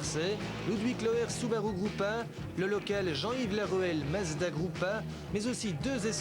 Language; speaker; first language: French; native; French